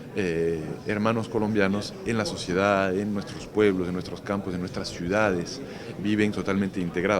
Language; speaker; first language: Spanish; native; Spanish